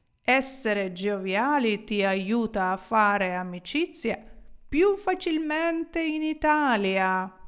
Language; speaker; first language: Italian; non-native, fluent; Ukrainian